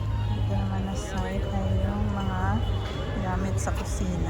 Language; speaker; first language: Filipino; non-native, local second language; Hiligaynon